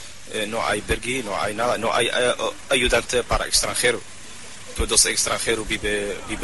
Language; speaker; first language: Spanish; non-native, learner; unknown